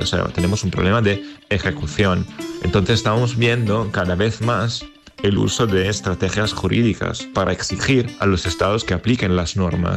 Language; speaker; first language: Spanish; native; Spanish